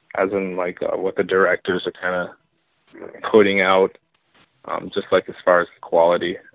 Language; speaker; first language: English; native; English